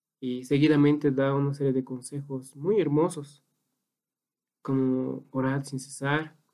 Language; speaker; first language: Spanish; native; Spanish